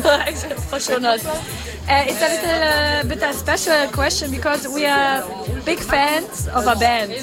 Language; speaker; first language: English; non-native, local second language; German